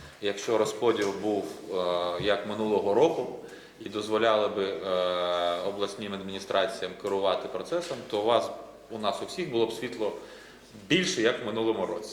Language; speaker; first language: Ukrainian; native; Ukrainian